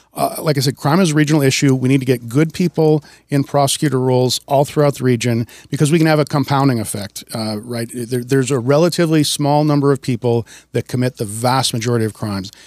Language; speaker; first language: English; native; English